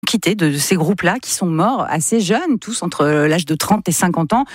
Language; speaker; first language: French; native; French